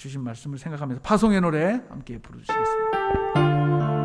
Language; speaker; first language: Korean; native; Korean